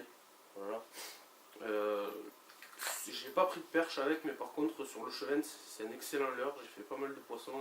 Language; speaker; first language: French; native; French